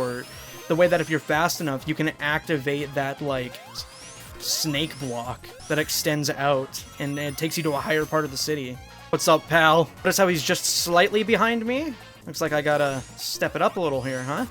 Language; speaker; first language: English; native; English